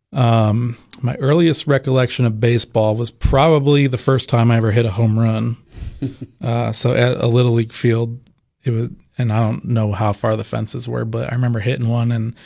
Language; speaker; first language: English; native; English